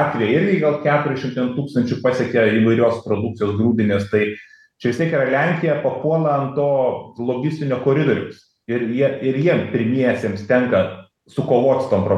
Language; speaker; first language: Lithuanian; native; Lithuanian